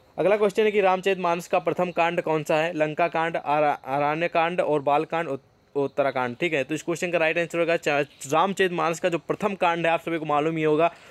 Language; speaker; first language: Hindi; native; Hindi